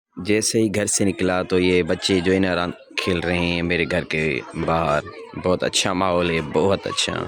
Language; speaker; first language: Urdu; non-native, local second language; Sindhi